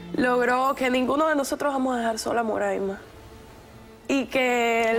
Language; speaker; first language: Spanish; native; Spanish